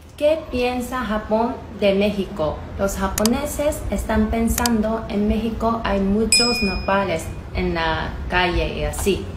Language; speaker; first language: Spanish; non-native, learner; Japanese